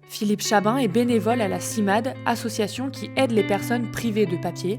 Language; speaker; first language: French; native; French